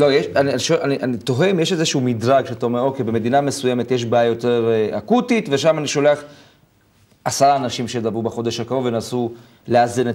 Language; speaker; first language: Hebrew; native; Hebrew